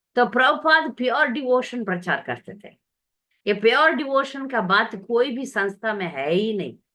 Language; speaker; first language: Hindi; non-native, local second language; Tamil